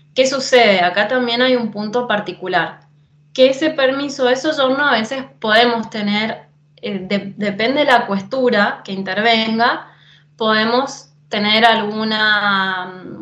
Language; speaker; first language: Spanish; native; Spanish